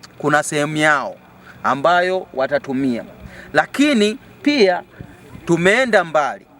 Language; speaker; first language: Swahili; native; Swahili